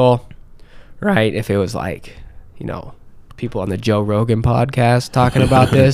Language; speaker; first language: English; native; English